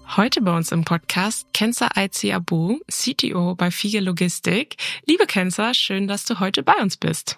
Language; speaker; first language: German; native; German